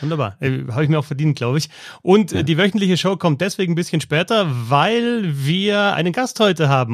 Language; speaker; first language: German; native; German